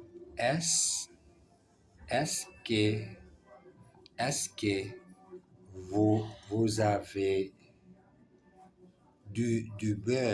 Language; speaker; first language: French; non-native, learner; Portuguese